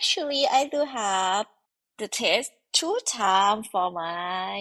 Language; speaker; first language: English; non-native, learner; Thai